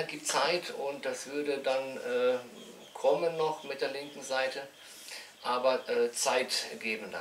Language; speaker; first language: German; native; German